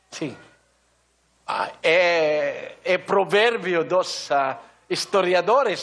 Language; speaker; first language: Portuguese; non-native, learner; Filipino